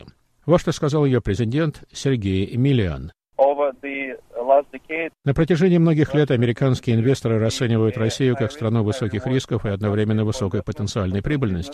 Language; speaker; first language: Russian; native; Russian